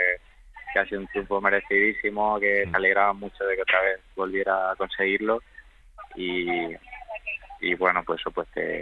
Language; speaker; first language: Spanish; native; Spanish